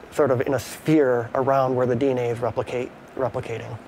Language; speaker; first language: English; native; English